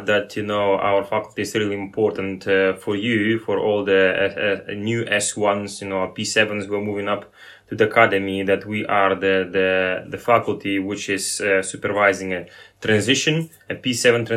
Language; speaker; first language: English; non-native, fluent; Lithuanian